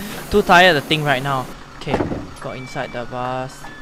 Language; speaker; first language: English; native; English